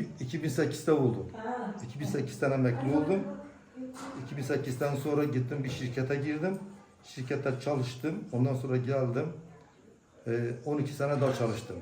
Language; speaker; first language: Turkish; non-native, local second language; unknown